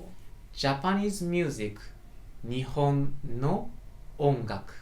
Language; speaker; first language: English; non-native, learner; Japanese